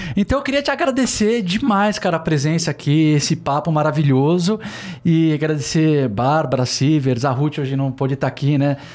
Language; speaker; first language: Portuguese; native; Portuguese